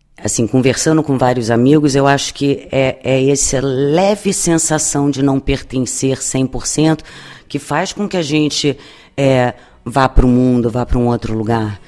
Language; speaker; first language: Portuguese; native; Portuguese